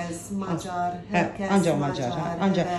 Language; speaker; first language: Turkish; non-native, learner; Hungarian